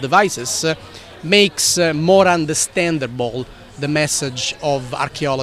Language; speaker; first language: English; non-native, fluent; Italian